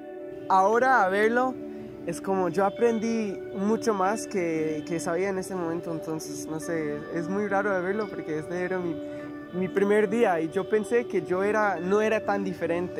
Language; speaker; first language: Spanish; non-native, fluent; English